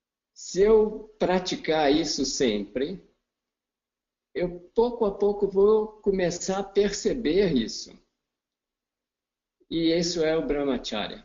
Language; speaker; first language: Portuguese; non-native, fluent; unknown